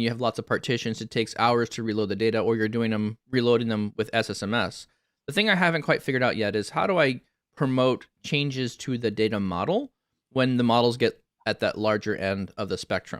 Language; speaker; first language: English; native; English